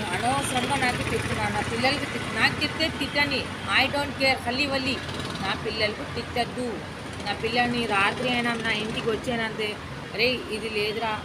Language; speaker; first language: Telugu; non-native, local second language; Urdu